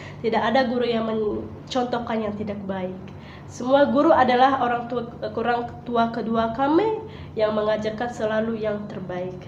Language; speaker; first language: Indonesian; non-native, local second language; Balinese